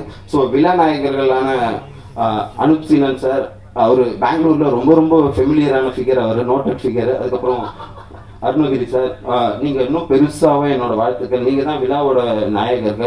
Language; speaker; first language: Tamil; native; Tamil